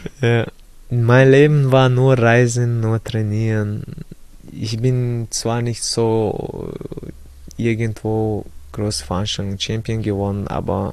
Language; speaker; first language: German; early bilingual, other home language; Chechen